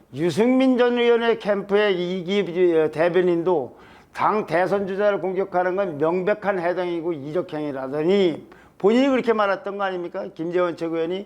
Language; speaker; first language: Korean; native; Korean